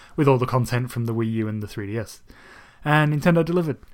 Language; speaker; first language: English; native; English